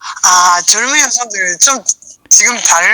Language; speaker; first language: Korean; non-native, learner; Japanese